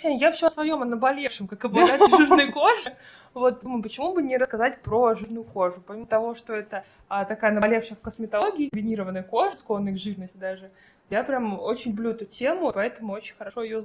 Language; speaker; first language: Russian; native; Russian